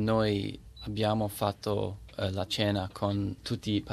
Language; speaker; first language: Italian; non-native, learner; English